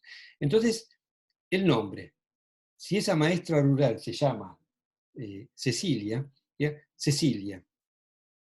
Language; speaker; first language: Spanish; native; Spanish